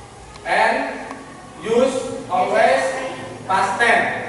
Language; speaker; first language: English; non-native, learner; Indonesian